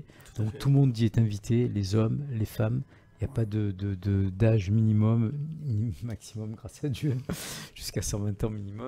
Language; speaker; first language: French; native; French